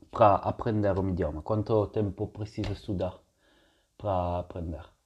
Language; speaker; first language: Portuguese; non-native, fluent; Italian